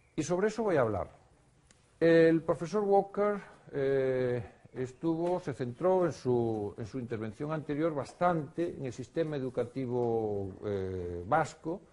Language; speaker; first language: Spanish; non-native, local second language; Galician